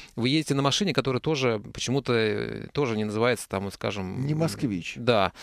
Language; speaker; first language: Russian; native; Russian